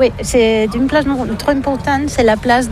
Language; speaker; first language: French; non-native, learner; Catalan